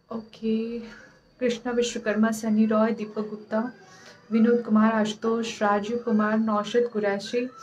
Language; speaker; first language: Hindi; native; Hindi